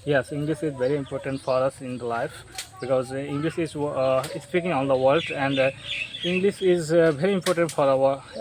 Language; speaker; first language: English; non-native, learner; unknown